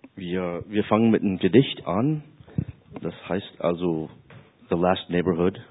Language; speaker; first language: German; non-native, fluent; English